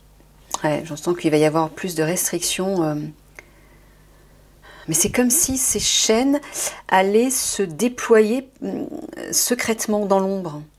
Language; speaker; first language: French; native; French